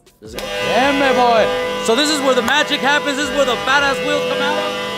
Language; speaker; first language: English; early bilingual, other home language; Spanish